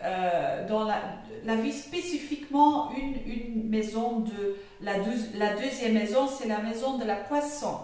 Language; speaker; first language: French; non-native, local second language; Dutch